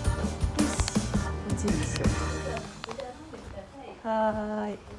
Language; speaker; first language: Japanese; native; Japanese